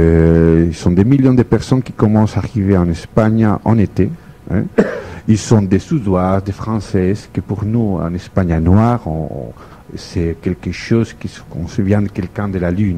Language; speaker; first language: French; non-native, fluent; Spanish